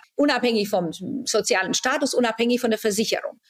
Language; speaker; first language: German; non-native, fluent; Romanian